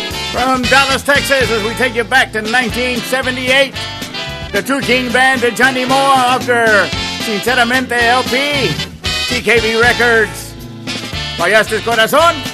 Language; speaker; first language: English; early bilingual, other home language; Spanish